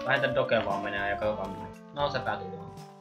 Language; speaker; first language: Finnish; native; Finnish